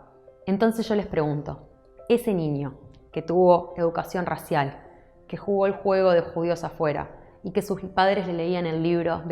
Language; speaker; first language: Spanish; native; Spanish